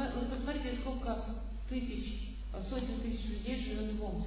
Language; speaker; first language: Russian; native; Russian